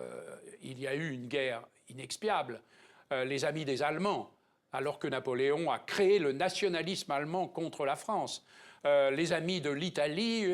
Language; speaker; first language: French; native; French